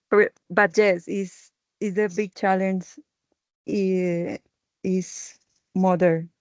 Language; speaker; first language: English; non-native, learner; Spanish